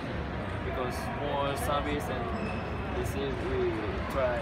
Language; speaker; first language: English; non-native, learner; Japanese